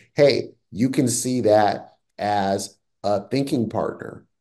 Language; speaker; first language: English; native; English